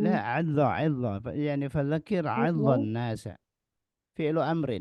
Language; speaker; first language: Arabic; non-native, fluent; Indonesian